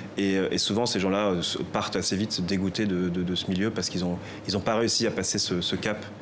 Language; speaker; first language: French; native; French